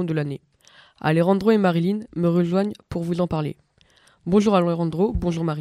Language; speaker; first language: French; native; French